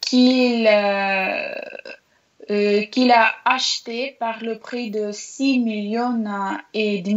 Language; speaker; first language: French; non-native, learner; Russian